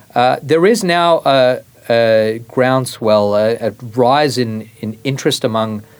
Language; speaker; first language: English; native; English